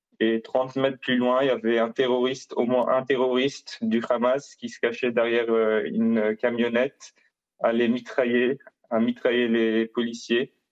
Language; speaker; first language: French; non-native, fluent; Hebrew